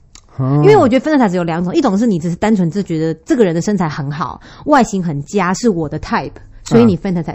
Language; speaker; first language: Chinese; native; Chinese